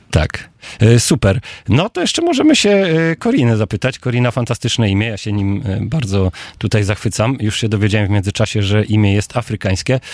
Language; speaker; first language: Polish; native; Polish